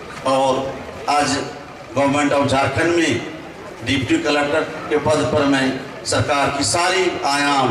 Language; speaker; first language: Hindi; native; Hindi